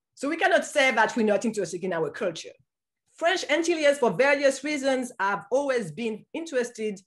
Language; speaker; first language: English; non-native, fluent; French